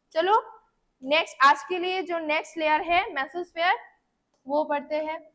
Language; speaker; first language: Hindi; non-native, local second language; Bangla